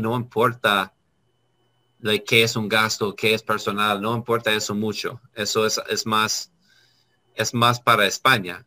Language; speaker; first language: Spanish; non-native, learner; English